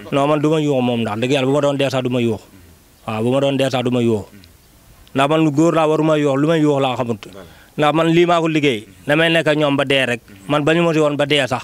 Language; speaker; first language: Wolof; native; Wolof